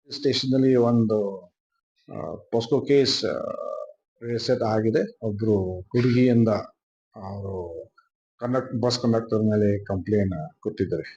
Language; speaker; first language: Kannada; non-native, fluent; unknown